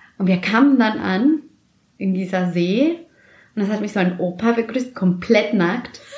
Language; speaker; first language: German; non-native, fluent; Spanish